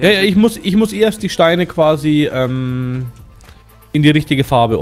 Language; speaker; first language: German; native; German